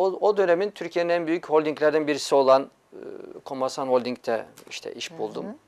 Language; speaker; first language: Turkish; early bilingual, heritage; Turkish